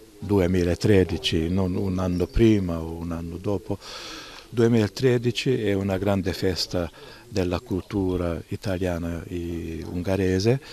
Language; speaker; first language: Italian; non-native, fluent; Hungarian